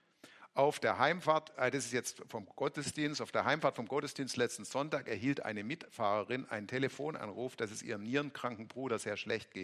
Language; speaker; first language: German; native; German